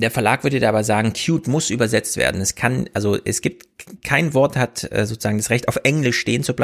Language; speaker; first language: German; native; German